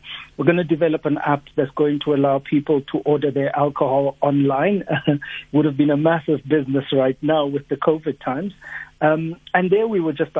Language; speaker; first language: English; non-native, local second language; Xhosa